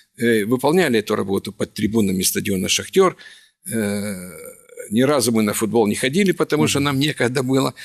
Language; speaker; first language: Russian; native; Russian